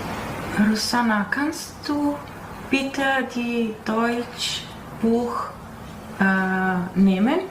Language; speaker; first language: German; non-native, learner; Italian